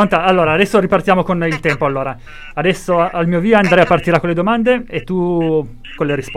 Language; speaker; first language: Italian; native; Italian